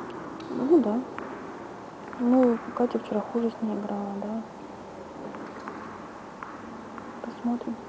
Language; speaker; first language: Russian; native; Russian